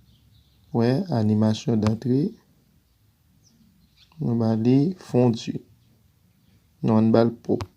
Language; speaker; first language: French; non-native, learner; Haitian Creole